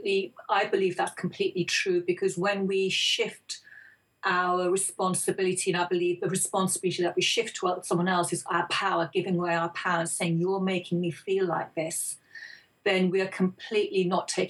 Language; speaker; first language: English; native; English